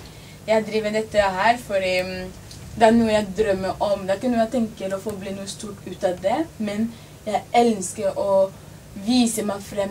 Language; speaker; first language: Norwegian; early bilingual, other home language; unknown